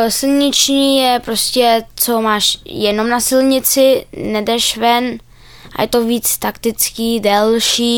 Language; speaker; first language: Czech; early bilingual, heritage; Czech